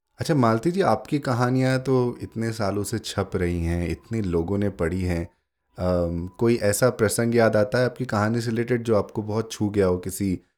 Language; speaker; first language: Hindi; native; Hindi